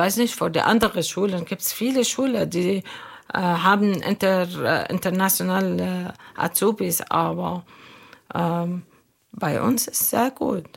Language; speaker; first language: German; non-native, learner; Arabic